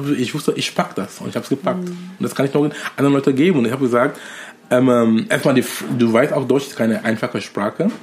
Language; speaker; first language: German; non-native, fluent; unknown